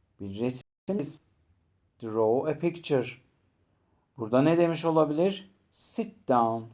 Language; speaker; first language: Turkish; native; Turkish